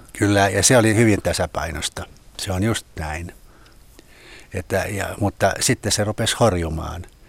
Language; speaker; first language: Finnish; native; Finnish